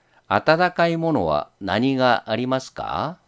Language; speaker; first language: Japanese; non-native, fluent; Korean